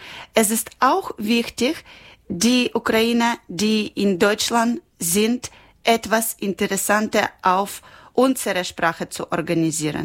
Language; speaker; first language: German; non-native, learner; Ukrainian